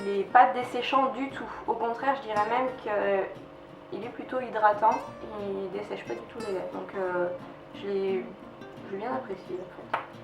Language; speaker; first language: French; native; French